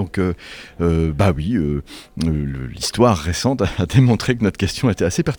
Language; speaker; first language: French; native; French